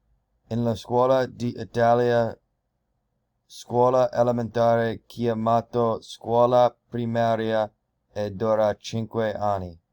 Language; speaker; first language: Italian; non-native, learner; English